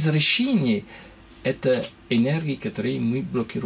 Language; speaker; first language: Russian; non-native, learner; French